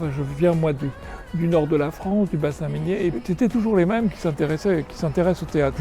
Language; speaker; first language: French; native; French